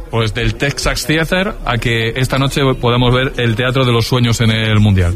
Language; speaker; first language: Spanish; native; Spanish